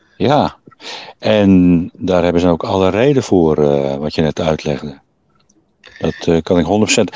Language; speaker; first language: Dutch; native; Dutch